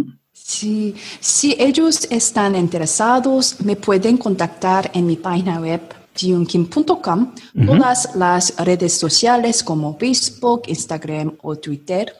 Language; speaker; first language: Spanish; non-native, learner; Korean